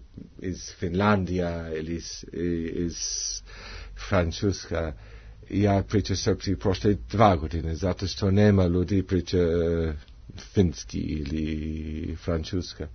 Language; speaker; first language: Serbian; non-native, learner; English